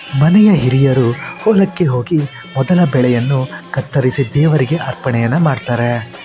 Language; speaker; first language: Kannada; non-native, local second language; Kodava